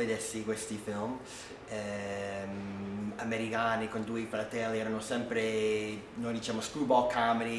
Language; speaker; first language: Italian; non-native, learner; English